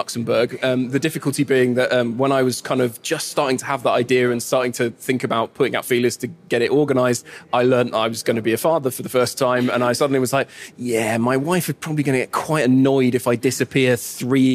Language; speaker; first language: English; native; English